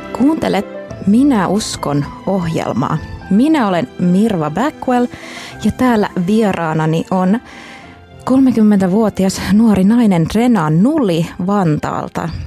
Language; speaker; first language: Finnish; native; Finnish